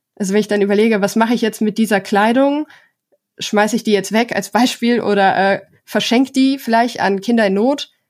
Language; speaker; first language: German; native; German